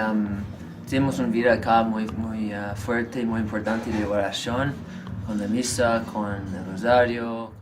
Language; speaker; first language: Spanish; non-native, fluent; English